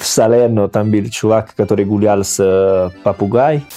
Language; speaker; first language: Russian; non-native, learner; Italian